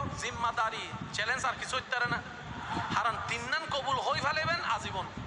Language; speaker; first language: Bangla; non-native, local second language; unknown